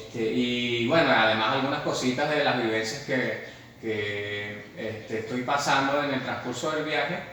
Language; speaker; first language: Spanish; native; Spanish